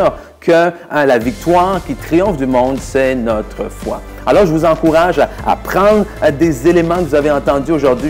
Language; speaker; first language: French; native; French